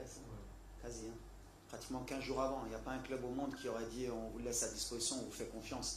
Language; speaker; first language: French; native; French